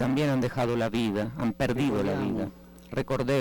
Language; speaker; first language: Spanish; native; Spanish